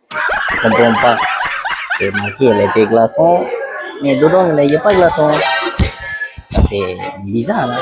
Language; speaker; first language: French; non-native, learner; Tamil